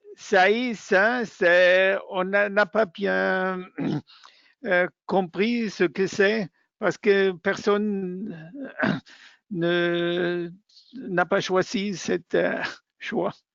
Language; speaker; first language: French; non-native, learner; German